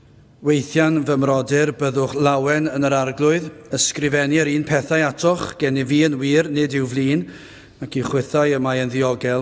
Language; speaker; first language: Welsh; native; Welsh